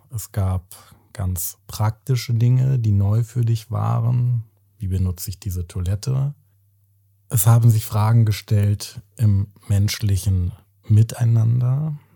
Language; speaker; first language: German; native; German